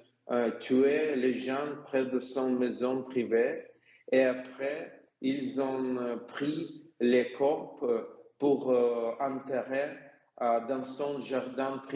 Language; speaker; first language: French; non-native, learner; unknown